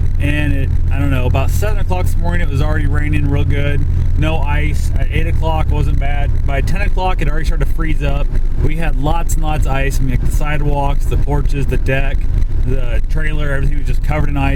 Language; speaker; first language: English; native; English